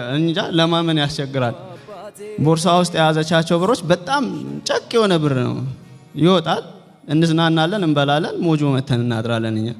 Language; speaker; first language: Amharic; native; Amharic